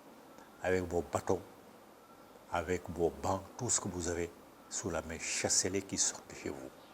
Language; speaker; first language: French; non-native, local second language; Bambara